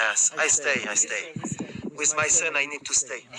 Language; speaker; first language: English; non-native, learner; French